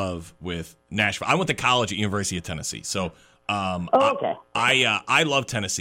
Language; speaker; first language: English; native; English